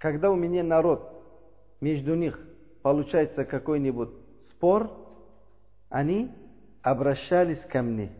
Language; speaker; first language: Russian; non-native, learner; Uzbek